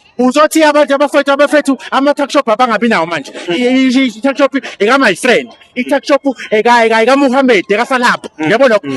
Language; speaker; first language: Zulu; native; Zulu